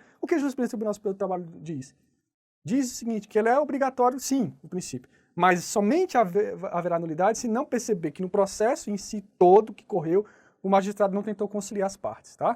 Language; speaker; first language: Portuguese; native; Portuguese